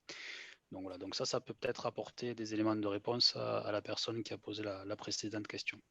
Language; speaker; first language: French; native; French